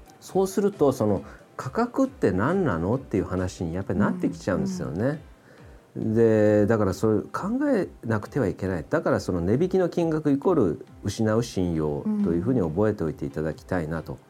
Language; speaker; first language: Japanese; native; Japanese